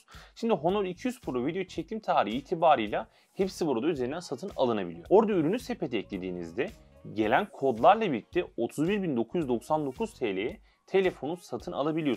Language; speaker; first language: Turkish; native; Turkish